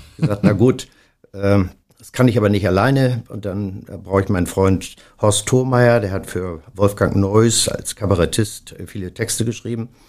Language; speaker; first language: German; native; German